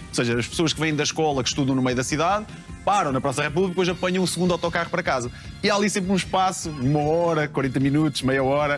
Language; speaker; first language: Portuguese; native; Portuguese